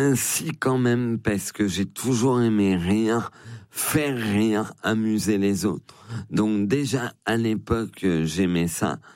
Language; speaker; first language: French; native; French